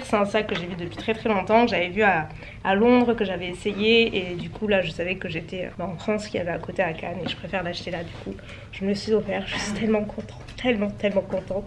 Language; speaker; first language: French; native; French